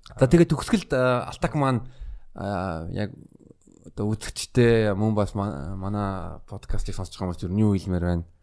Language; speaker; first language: Mongolian; native; Mongolian